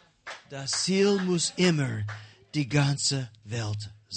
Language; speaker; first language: German; non-native, learner; English